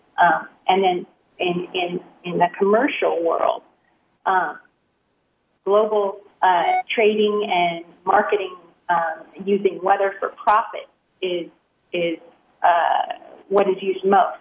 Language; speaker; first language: English; native; English